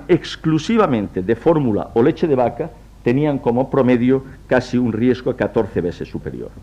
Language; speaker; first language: Spanish; native; Spanish